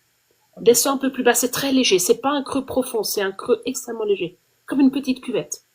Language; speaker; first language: French; native; French